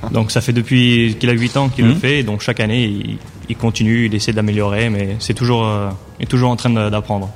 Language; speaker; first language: French; native; French